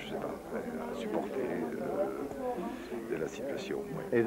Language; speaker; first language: French; native; French